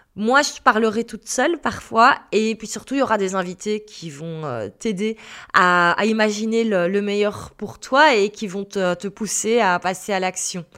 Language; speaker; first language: French; native; French